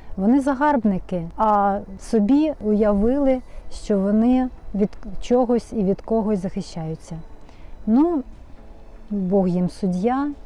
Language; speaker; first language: Ukrainian; non-native, local second language; Russian